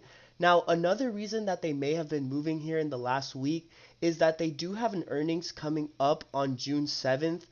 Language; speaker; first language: English; native; English